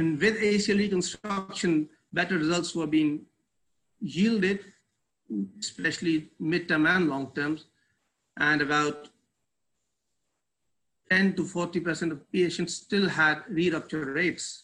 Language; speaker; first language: English; non-native, local second language; Urdu